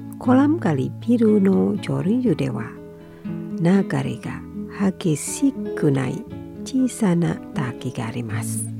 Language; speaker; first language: Japanese; non-native, fluent; Indonesian